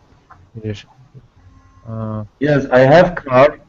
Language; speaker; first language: English; non-native, learner; Tatar